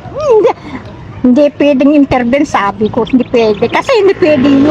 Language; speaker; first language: Filipino; non-native, local second language; Iloko